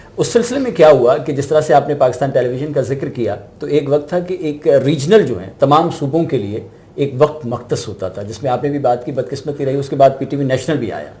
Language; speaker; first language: Urdu; non-native, local second language; Sindhi